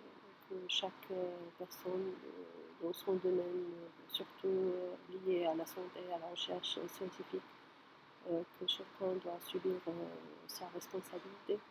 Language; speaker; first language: French; non-native, fluent; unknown